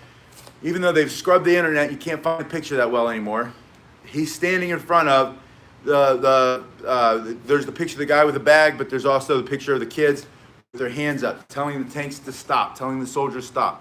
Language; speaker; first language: English; native; English